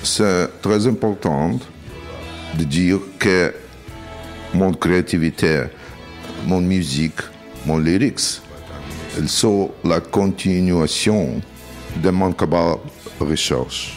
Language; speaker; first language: French; non-native, learner; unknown